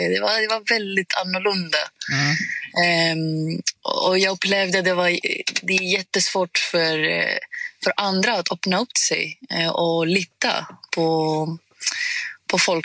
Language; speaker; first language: Swedish; non-native, fluent; Greek